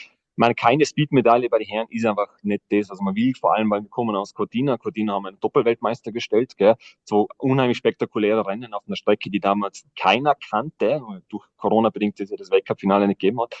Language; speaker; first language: German; native; German